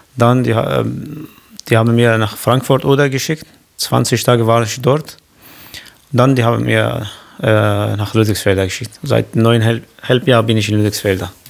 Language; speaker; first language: German; non-native, learner; Kurdish